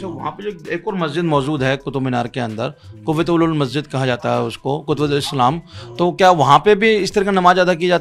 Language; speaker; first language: Hindi; native; Hindi